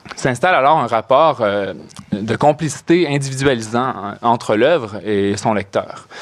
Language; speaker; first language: French; native; French